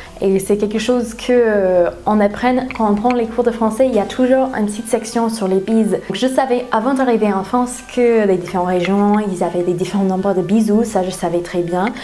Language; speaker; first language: French; non-native, fluent; English